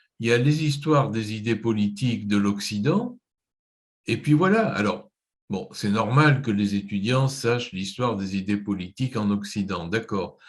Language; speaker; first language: French; native; French